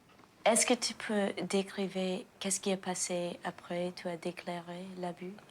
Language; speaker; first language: French; non-native, local second language; English